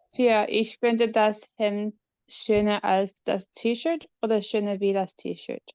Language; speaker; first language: German; non-native, learner; English